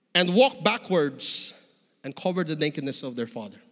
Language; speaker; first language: English; non-native, local second language; Filipino